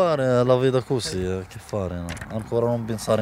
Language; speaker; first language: Italian; non-native, learner; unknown